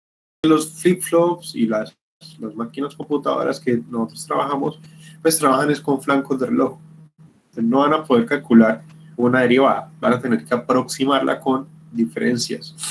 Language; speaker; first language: Spanish; native; Spanish